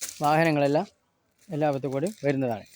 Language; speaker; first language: Malayalam; native; Malayalam